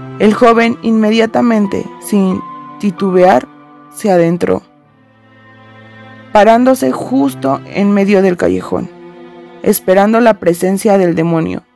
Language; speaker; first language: Spanish; native; Spanish